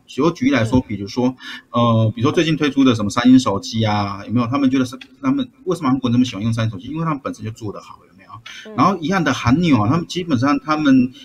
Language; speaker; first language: Chinese; native; Chinese